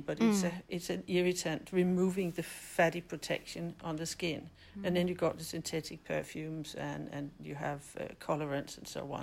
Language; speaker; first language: English; non-native, fluent; Danish